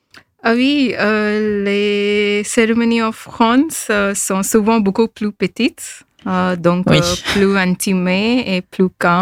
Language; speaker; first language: French; non-native, fluent; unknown